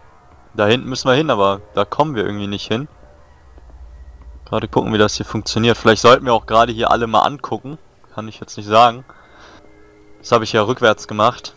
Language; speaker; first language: German; native; German